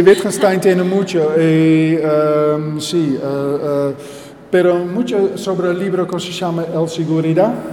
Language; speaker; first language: Spanish; non-native, learner; Dutch